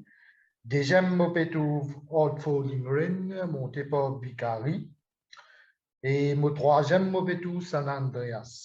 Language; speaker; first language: French; non-native, local second language; Morisyen